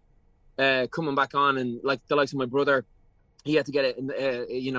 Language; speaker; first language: English; native; English